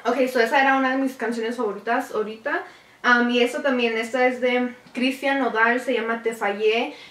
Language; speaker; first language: Spanish; early bilingual, heritage; Spanish